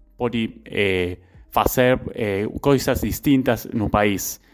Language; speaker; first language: Portuguese; non-native, learner; Spanish